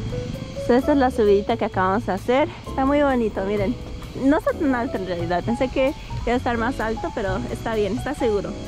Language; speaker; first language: Spanish; early bilingual, heritage; Spanish